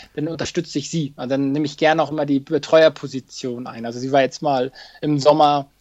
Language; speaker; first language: German; native; German